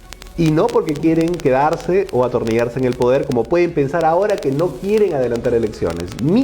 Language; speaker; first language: Spanish; native; Spanish